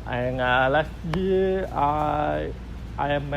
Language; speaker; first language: English; non-native, learner; Vietnamese